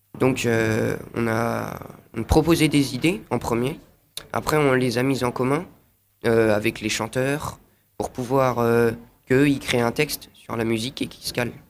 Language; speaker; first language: French; native; French